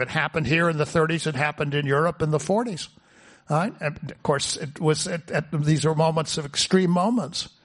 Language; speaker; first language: English; native; English